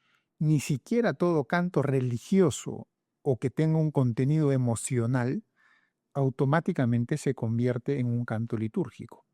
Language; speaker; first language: Spanish; native; Spanish